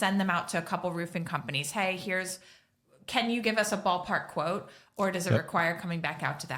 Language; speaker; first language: English; native; English